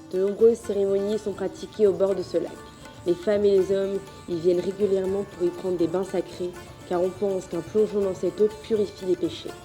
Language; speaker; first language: French; native; French